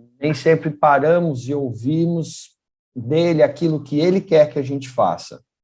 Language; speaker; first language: Portuguese; native; Portuguese